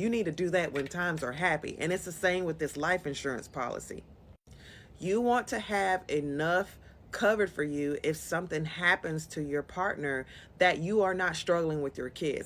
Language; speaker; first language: English; native; English